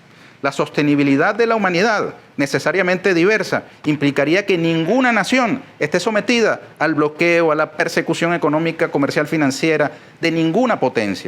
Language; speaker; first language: Spanish; native; Spanish